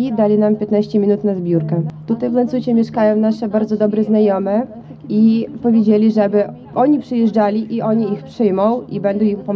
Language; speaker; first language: Polish; non-native, learner; Ukrainian